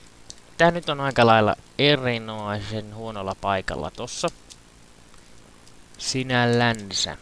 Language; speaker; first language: Finnish; native; Finnish